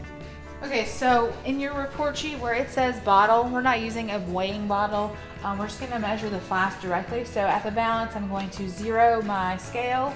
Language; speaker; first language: English; native; English